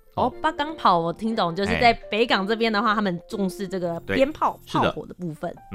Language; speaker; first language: Chinese; native; Chinese